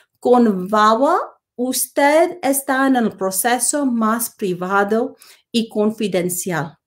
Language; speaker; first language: Spanish; non-native, learner; English